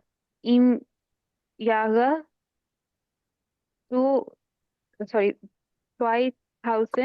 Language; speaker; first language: German; non-native, learner; Bangla